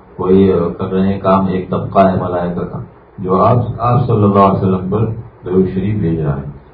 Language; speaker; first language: Urdu; native; Urdu